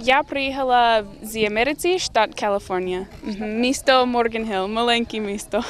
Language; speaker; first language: Ukrainian; non-native, learner; English